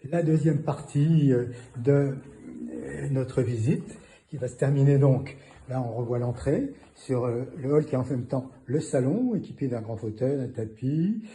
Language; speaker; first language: French; native; French